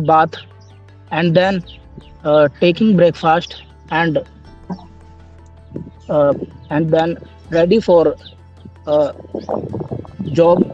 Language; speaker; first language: English; non-native, learner; Hindi